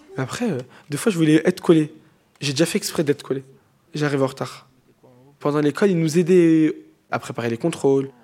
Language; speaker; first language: French; native; French